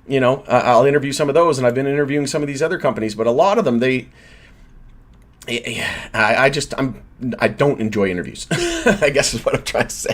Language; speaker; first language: English; native; English